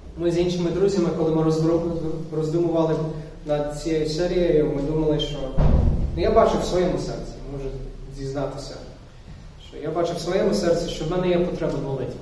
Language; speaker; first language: Ukrainian; non-native, fluent; English